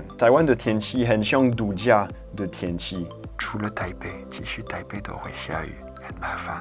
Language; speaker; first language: Chinese; non-native, fluent; French